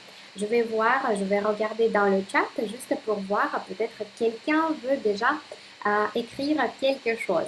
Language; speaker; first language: French; non-native, fluent; Russian